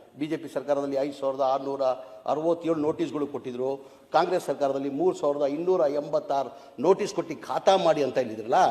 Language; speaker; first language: Kannada; non-native, local second language; Urdu